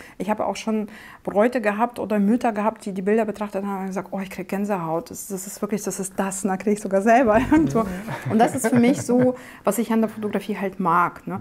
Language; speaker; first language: German; non-native, fluent; Russian